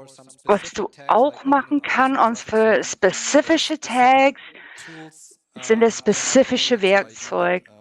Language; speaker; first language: German; non-native, learner; English